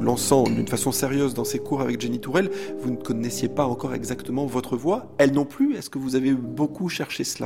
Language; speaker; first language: French; native; French